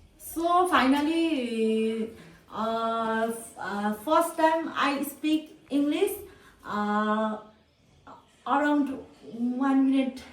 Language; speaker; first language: English; non-native, learner; Nepali